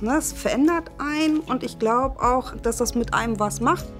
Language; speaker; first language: German; native; German